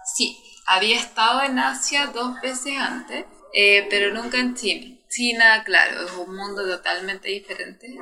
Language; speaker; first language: Spanish; native; Spanish